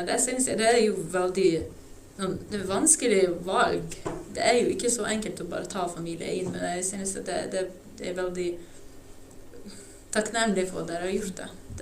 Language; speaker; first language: Norwegian; non-native, fluent; Ukrainian